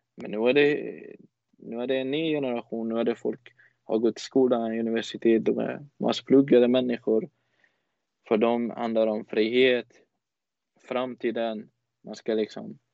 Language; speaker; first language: Swedish; non-native, fluent; Persian